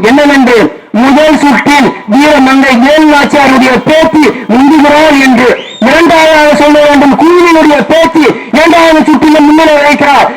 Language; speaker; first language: Tamil; non-native, local second language; Kannada